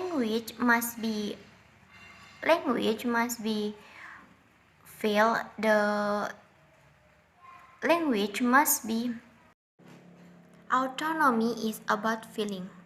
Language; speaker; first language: English; non-native, learner; Indonesian